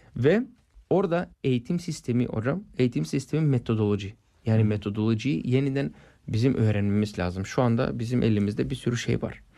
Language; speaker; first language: Turkish; non-native, fluent; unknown